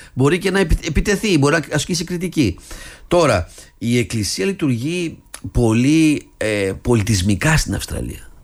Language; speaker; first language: Greek; early bilingual, other home language; English